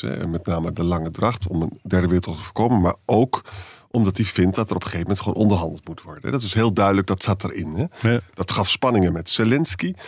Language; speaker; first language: Dutch; native; Dutch